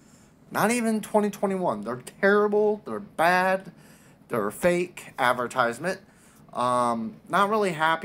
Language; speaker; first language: English; native; English